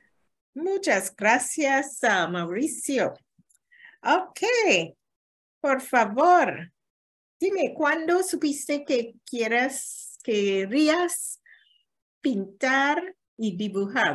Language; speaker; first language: Spanish; non-native, learner; English